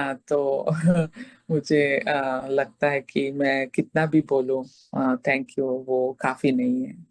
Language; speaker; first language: Hindi; non-native, local second language; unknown